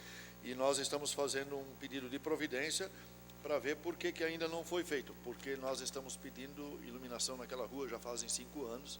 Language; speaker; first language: Portuguese; native; Portuguese